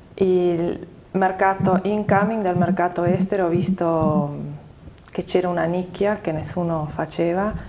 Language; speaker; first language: Italian; non-native, fluent; Spanish